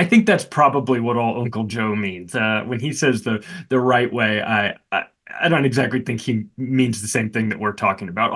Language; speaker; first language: English; native; English